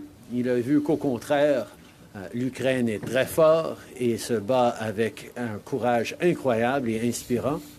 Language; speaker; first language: French; native; French